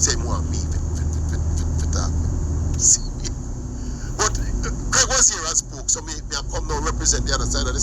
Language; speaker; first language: English; non-native, local second language; Jamaican Creole English